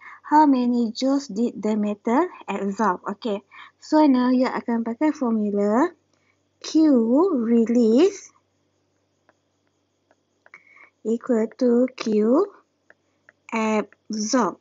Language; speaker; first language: English; non-native, local second language; Malay